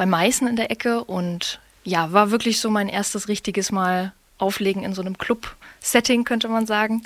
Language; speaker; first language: German; native; German